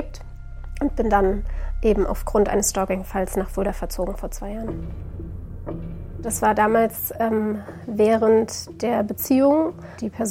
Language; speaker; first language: German; native; German